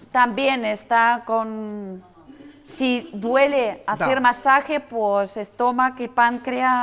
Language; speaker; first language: Spanish; non-native, learner; Russian